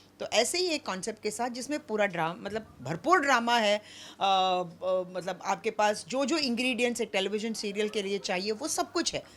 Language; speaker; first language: Hindi; non-native, local second language; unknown